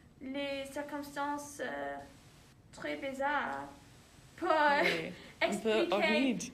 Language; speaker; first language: French; non-native, learner; English